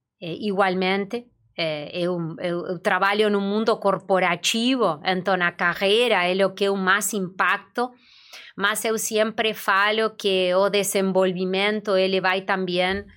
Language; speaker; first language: Portuguese; non-native, fluent; Spanish